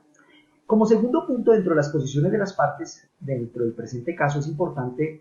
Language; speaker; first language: Spanish; native; Spanish